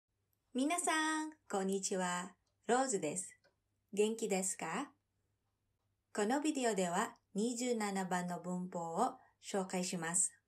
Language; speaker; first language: Japanese; non-native, fluent; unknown